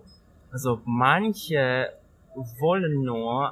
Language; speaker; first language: German; non-native, learner; Thai